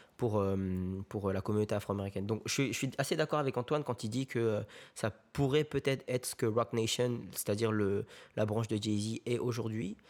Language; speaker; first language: French; early bilingual, other home language; Korean